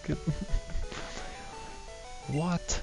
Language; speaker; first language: English; native; English